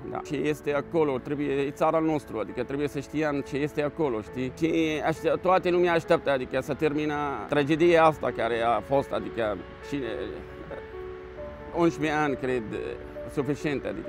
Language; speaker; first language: Romanian; non-native, learner; Arabic